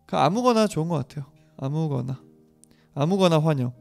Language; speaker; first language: Korean; native; Korean